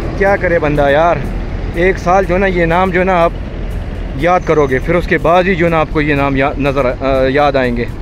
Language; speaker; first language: Urdu; non-native, local second language; Punjabi